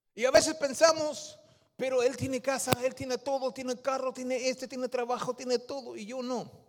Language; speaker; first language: Spanish; non-native, fluent; Dutch